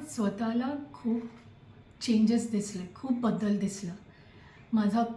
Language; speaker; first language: Marathi; non-native, local second language; Tamil